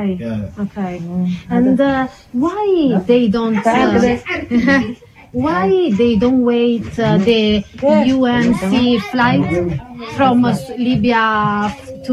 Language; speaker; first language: English; non-native, learner; Italian